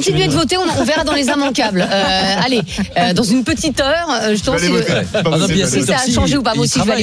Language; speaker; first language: French; native; French